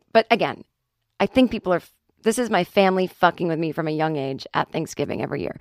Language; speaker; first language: English; native; English